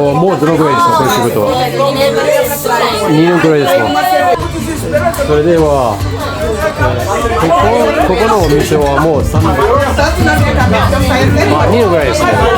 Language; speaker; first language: Japanese; non-native, learner; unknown